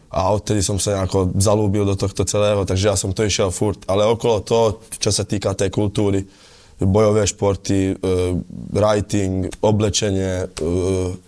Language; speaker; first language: Slovak; early bilingual, other home language; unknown